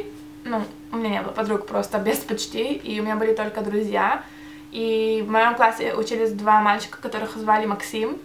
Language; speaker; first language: Russian; early bilingual, heritage; Russian